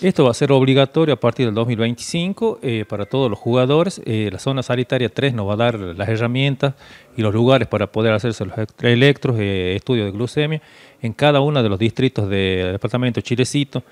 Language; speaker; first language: Spanish; native; Spanish